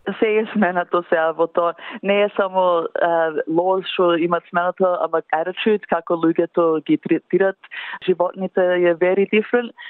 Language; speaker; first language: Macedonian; early bilingual, heritage; English